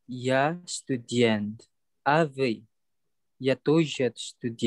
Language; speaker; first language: Russian; non-native, learner; Indonesian